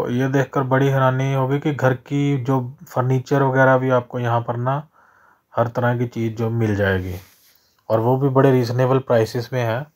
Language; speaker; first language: Hindi; non-native, local second language; Punjabi